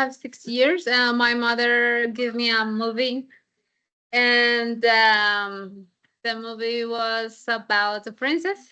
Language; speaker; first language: English; non-native, fluent; Spanish